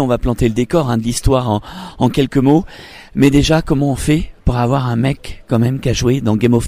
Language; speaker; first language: French; native; French